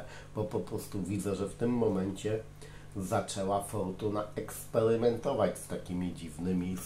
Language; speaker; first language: Polish; native; Polish